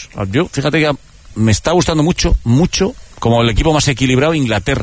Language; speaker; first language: Spanish; native; Spanish